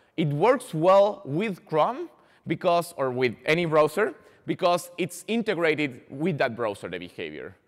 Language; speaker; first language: English; non-native, fluent; Spanish